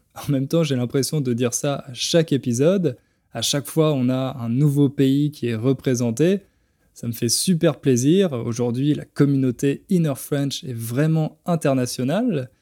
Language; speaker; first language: French; native; French